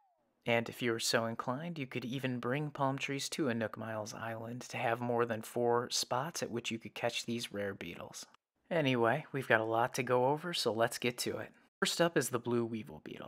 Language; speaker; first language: English; native; English